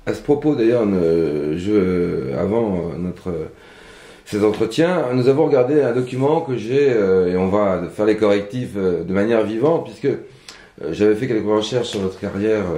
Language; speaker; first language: French; native; French